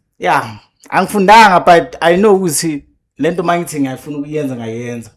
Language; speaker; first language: Zulu; native; Zulu